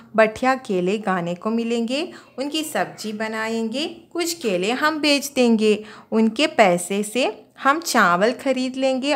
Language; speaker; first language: Hindi; non-native, local second language; Malayalam